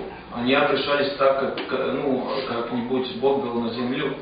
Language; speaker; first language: Russian; non-native, fluent; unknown